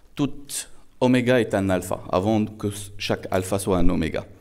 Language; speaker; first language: French; non-native, local second language; Arabic